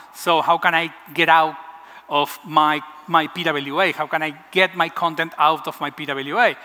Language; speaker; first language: English; non-native, fluent; Spanish